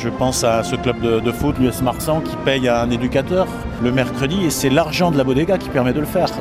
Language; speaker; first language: French; native; French